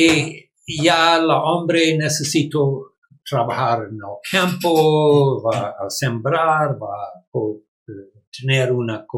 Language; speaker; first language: Spanish; non-native, learner; English